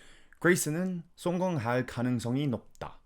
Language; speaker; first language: Korean; non-native, fluent; English